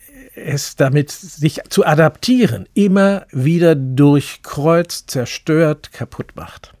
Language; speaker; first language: German; native; German